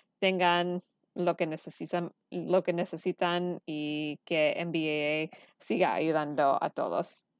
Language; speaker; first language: Spanish; early bilingual, heritage; Spanish